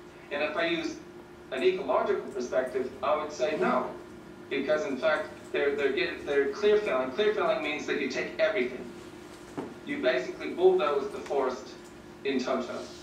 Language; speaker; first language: English; native; English